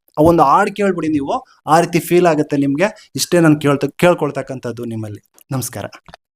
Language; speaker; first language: Kannada; native; Kannada